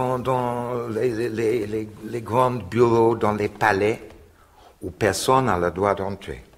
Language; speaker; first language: French; non-native, fluent; English